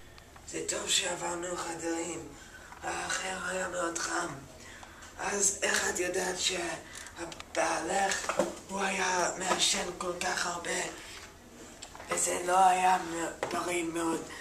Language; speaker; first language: Hebrew; non-native, learner; English